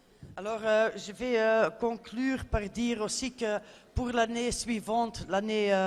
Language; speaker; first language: French; non-native, fluent; Dutch